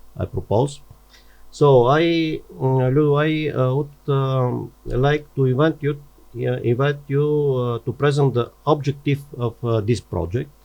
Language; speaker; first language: English; non-native, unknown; Bulgarian